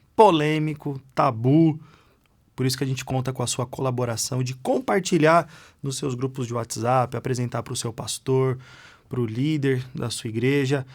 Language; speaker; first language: Portuguese; native; Portuguese